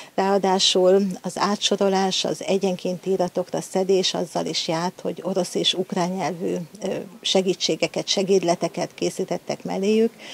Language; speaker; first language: Hungarian; native; Hungarian